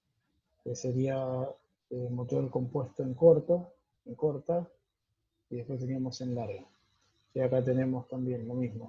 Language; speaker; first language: Spanish; native; Spanish